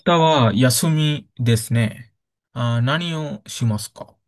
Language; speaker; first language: Japanese; non-native, learner; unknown